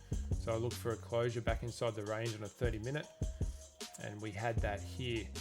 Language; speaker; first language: English; native; English